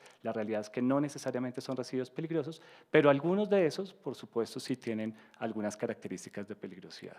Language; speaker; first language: Spanish; native; Spanish